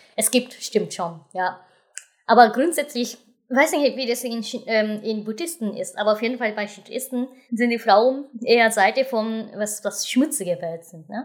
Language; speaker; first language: German; non-native, fluent; Japanese